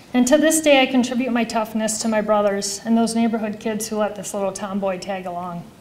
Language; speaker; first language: English; native; English